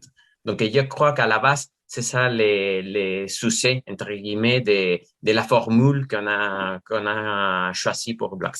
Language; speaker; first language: French; non-native, fluent; Spanish